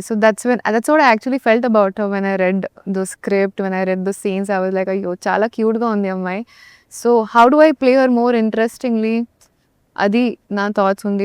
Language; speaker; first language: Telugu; non-native, local second language; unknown